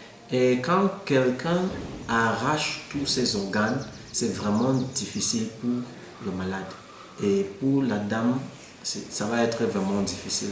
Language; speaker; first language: French; non-native, local second language; English